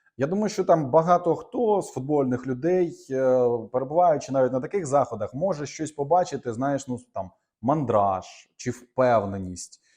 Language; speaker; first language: Ukrainian; native; Ukrainian